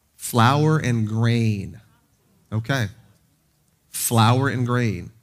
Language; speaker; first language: English; native; English